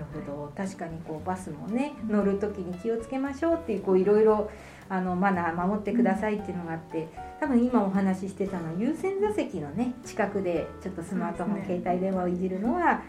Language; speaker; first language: Japanese; native; Japanese